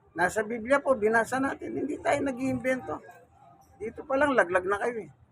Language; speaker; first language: Filipino; native; Filipino